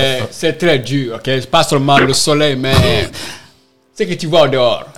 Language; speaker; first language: French; non-native, local second language; Fula